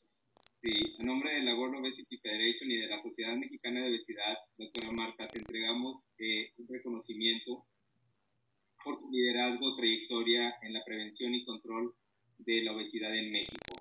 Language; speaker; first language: Spanish; native; Spanish